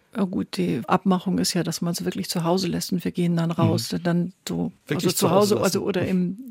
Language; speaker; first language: German; native; German